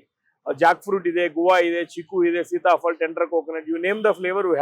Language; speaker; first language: Kannada; non-native, learner; Telugu